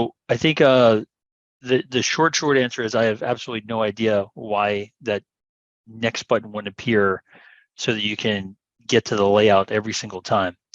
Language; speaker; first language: English; native; English